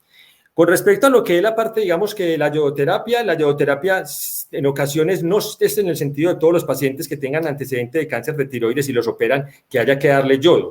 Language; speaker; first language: Spanish; native; Spanish